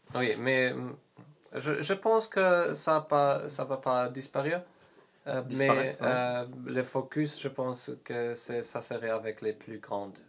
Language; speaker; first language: French; non-native, learner; Polish